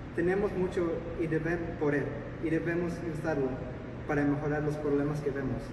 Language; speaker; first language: Spanish; early bilingual, heritage; Spanish